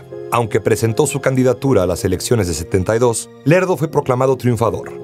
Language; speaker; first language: Spanish; native; Spanish